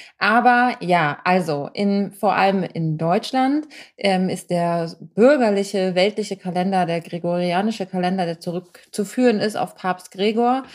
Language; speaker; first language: German; native; German